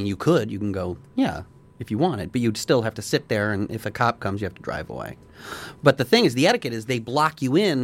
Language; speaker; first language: English; native; English